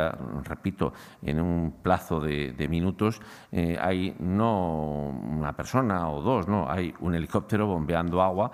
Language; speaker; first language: Spanish; native; Spanish